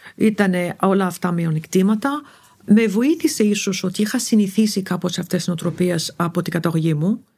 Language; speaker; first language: Greek; non-native, fluent; Arabic